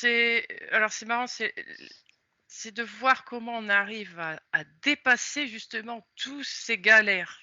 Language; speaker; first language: French; native; French